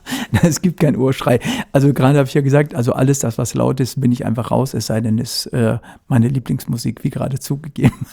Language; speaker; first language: German; native; German